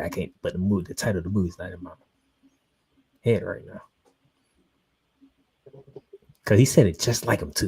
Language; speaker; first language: English; native; English